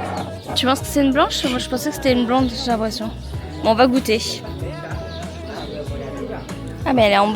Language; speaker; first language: French; native; French